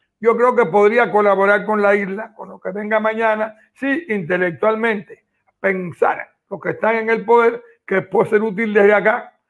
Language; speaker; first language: Spanish; native; Spanish